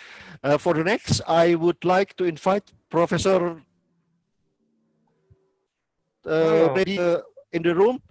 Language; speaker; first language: English; non-native, learner; Indonesian